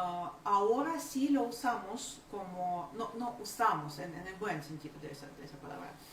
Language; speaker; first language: Spanish; non-native, fluent; Ukrainian